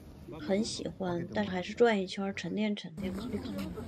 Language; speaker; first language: Chinese; native; Chinese